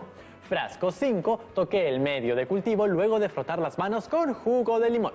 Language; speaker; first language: Spanish; native; Spanish